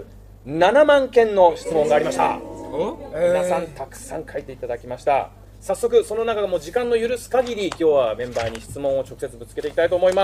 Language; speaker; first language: Japanese; native; Japanese